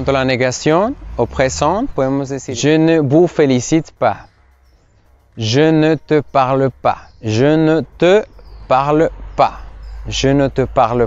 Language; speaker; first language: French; non-native, fluent; Spanish